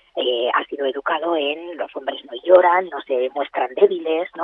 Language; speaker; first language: Spanish; native; Spanish